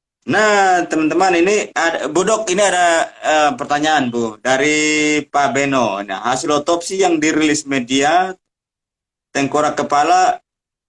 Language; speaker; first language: Indonesian; native; Indonesian